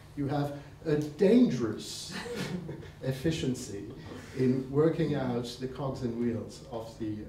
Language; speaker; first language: English; non-native, fluent; French